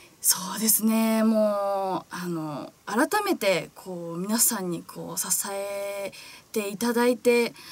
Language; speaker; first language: Japanese; native; Japanese